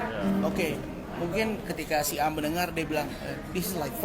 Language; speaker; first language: Indonesian; non-native, local second language; Achinese